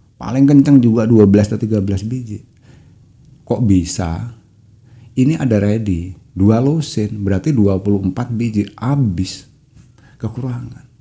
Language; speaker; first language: Indonesian; non-native, local second language; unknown